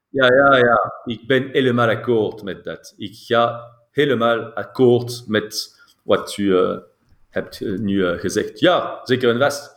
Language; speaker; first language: Dutch; non-native, local second language; French